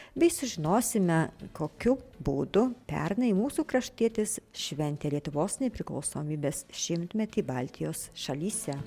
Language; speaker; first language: Lithuanian; early bilingual, heritage; Lithuanian